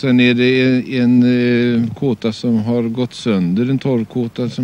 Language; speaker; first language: Swedish; native; Swedish